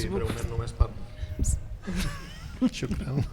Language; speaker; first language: Catalan; native; Catalan